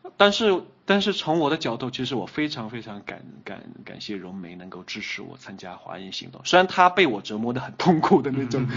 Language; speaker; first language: Chinese; native; Chinese